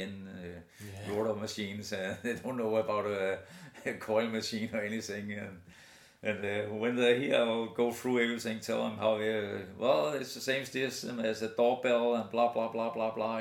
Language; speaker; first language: English; non-native, fluent; Danish